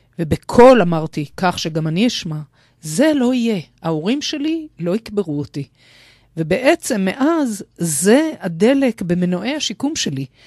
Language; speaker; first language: Hebrew; native; Hebrew